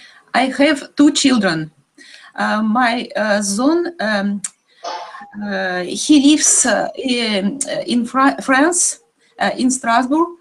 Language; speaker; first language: English; non-native, learner; Russian